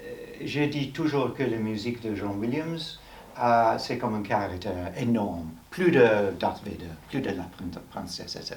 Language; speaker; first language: French; non-native, learner; English